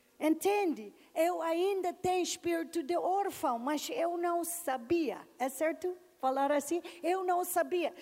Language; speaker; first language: Portuguese; non-native, learner; English